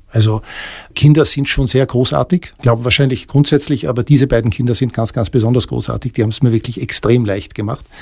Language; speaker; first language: German; native; German